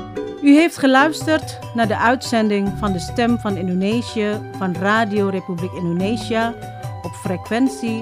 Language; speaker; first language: Dutch; non-native, fluent; Indonesian